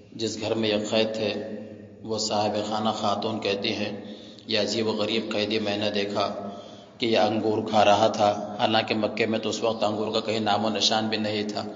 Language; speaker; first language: Urdu; native; Urdu